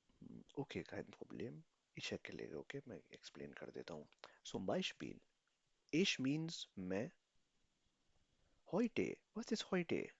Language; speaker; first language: German; non-native, fluent; Urdu